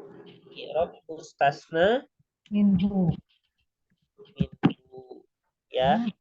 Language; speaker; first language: Arabic; non-native, fluent; Indonesian